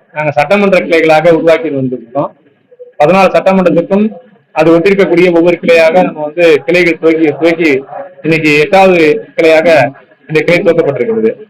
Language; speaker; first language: Tamil; native; Tamil